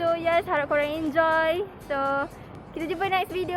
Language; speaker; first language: Malay; native; Malay